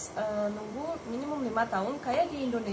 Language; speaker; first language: Indonesian; non-native, fluent; Russian